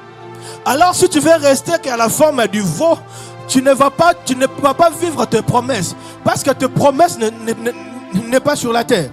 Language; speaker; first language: French; non-native, local second language; Lingala